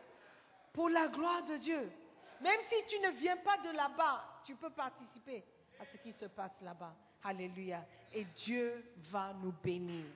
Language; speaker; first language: French; non-native, fluent; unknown